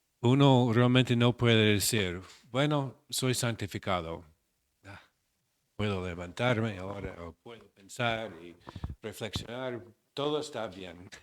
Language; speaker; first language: Spanish; non-native, fluent; English